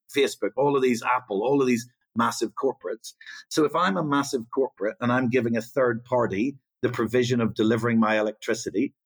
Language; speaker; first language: English; native; English